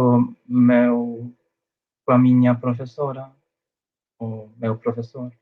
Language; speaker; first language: Galician; non-native, fluent; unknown